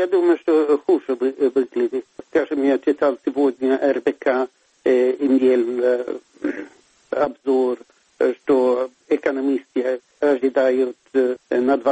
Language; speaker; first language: Russian; non-native, fluent; Swedish